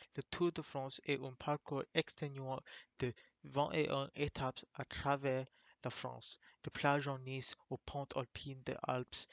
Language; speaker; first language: French; non-native, learner; English